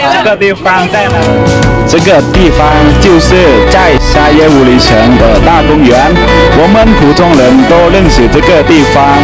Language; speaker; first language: Chinese; non-native, learner; Lao